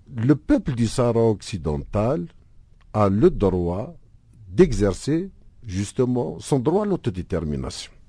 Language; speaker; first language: French; non-native, local second language; Arabic